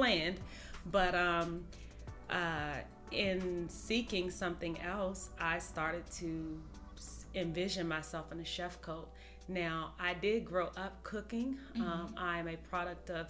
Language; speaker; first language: English; native; English